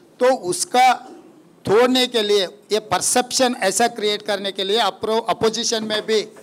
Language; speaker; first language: Hindi; non-native, local second language; Telugu